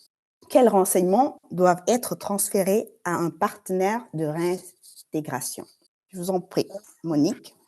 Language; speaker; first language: French; non-native, fluent; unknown